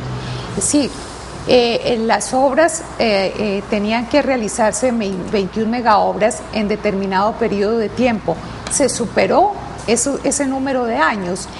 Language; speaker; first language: Spanish; native; Spanish